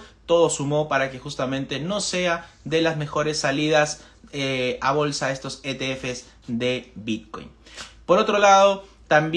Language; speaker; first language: Spanish; native; Spanish